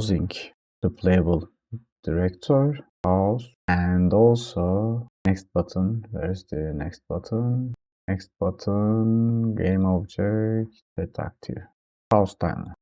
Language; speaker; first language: English; non-native, fluent; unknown